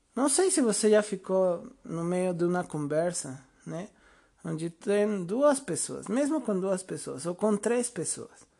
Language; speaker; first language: Portuguese; non-native, fluent; Spanish